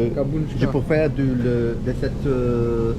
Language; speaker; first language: French; non-native, learner; Spanish